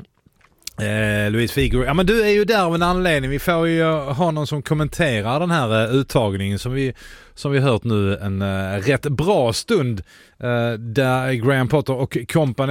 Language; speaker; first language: Swedish; native; Swedish